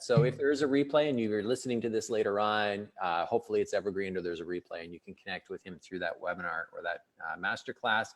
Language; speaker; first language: English; native; English